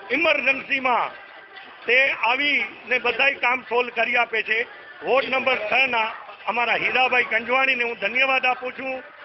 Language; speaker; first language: Gujarati; non-native, local second language; Sindhi